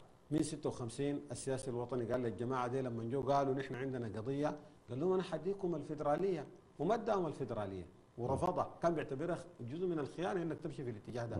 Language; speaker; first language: Arabic; native; Arabic